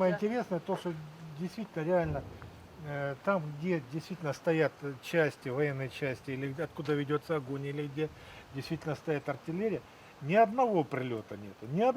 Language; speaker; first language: Russian; native; Russian